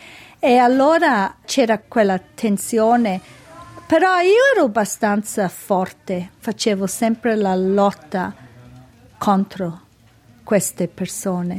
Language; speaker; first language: Italian; early bilingual, heritage; Italian